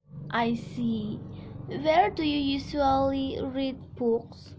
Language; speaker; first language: English; non-native, learner; Indonesian